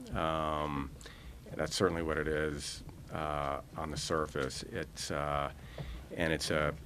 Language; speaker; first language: English; native; English